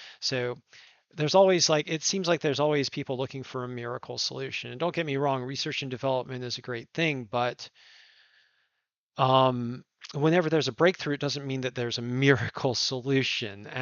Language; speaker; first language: English; native; English